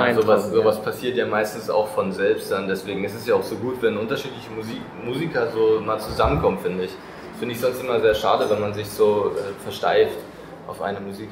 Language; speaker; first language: German; native; German